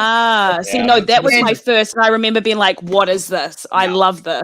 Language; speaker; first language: English; native; English